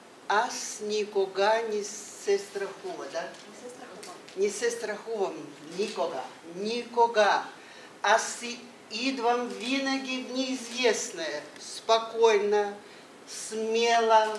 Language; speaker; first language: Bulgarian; non-native, learner; Russian